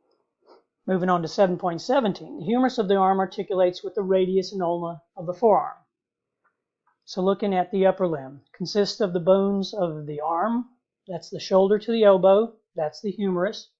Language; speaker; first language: English; native; English